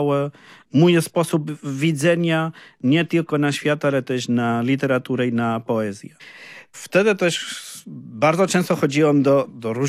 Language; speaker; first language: Polish; non-native, fluent; Spanish